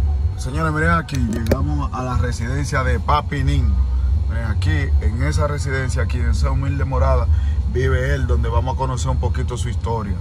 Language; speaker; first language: Spanish; native; Spanish